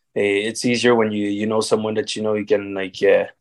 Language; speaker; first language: English; native; English